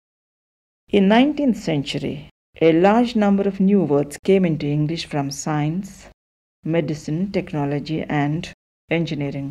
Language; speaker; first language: English; non-native, local second language; Telugu